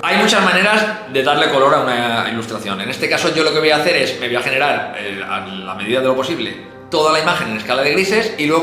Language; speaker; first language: Spanish; native; Spanish